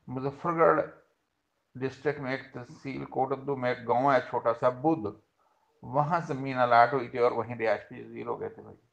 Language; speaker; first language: Urdu; non-native, local second language; Haryanvi